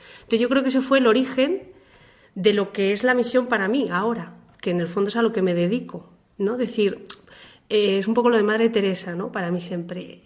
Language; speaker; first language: Spanish; native; Spanish